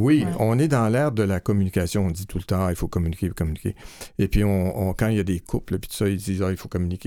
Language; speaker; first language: French; native; French